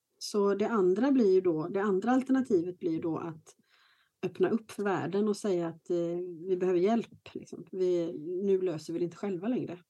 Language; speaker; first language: Swedish; native; Swedish